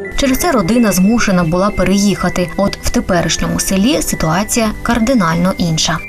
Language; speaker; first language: Ukrainian; native; Ukrainian